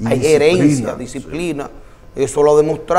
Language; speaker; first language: Spanish; native; Spanish